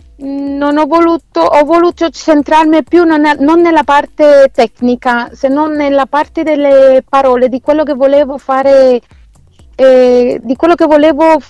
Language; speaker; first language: Italian; non-native, fluent; Spanish